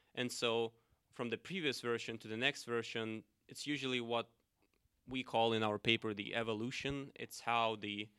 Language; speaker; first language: English; non-native, fluent; Russian